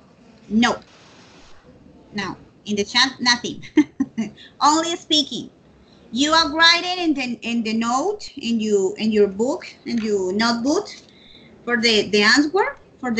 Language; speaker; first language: English; non-native, learner; Spanish